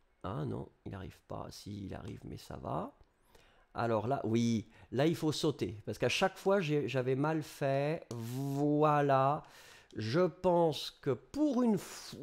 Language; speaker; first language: French; native; French